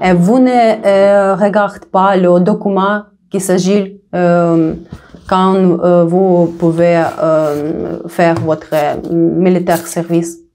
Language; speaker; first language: French; non-native, learner; Russian